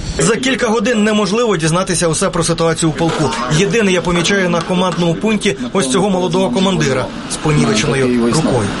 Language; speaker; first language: Ukrainian; native; Ukrainian